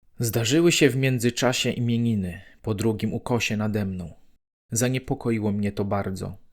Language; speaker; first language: Polish; native; Polish